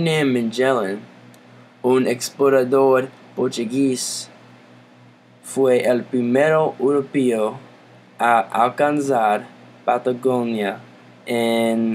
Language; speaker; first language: Spanish; non-native, learner; English